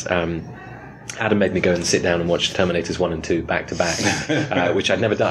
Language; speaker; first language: English; native; English